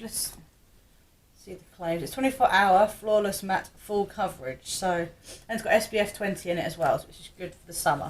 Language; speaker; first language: English; native; English